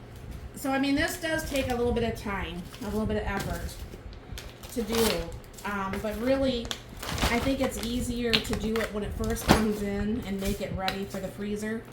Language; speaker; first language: English; native; English